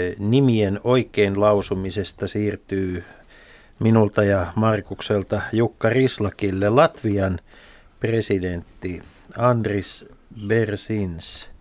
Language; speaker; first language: Finnish; native; Finnish